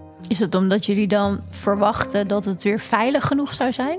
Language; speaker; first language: Dutch; native; Dutch